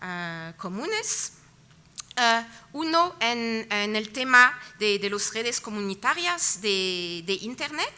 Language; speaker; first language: Spanish; non-native, fluent; French